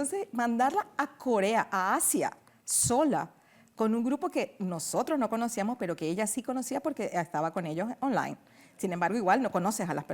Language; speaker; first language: Spanish; native; Spanish